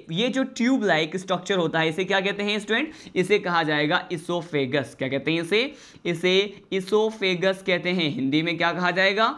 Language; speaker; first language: Hindi; native; Hindi